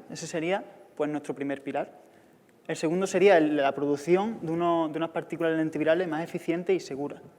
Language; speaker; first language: Spanish; native; Spanish